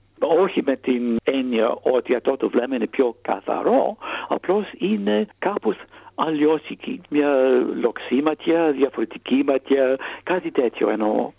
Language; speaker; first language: Greek; non-native, fluent; English